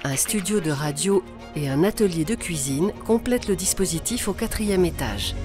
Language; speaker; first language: French; native; French